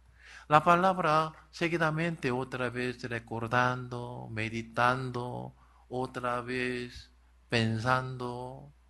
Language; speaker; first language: Spanish; non-native, learner; Korean